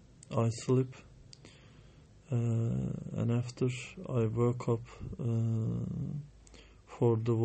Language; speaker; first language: English; non-native, learner; Turkish